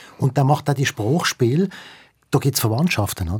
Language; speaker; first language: German; native; German